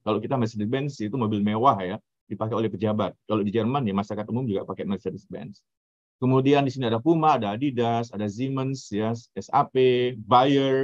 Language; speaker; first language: Indonesian; native; Indonesian